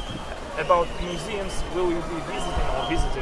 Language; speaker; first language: English; non-native, learner; Russian